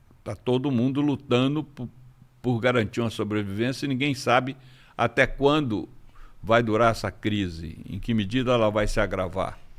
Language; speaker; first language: Portuguese; native; Portuguese